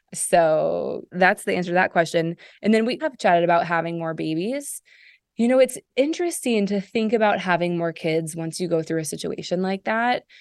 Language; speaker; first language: English; native; English